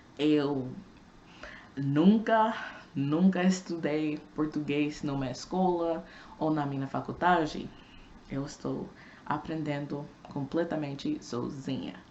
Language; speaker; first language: Portuguese; non-native, learner; English